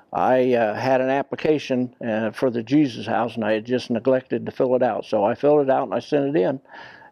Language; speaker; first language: English; native; English